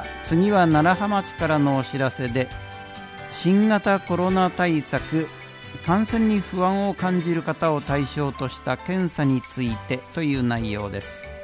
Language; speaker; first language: Japanese; native; Japanese